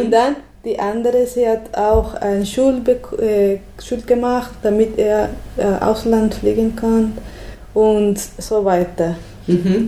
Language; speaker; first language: German; non-native, learner; Spanish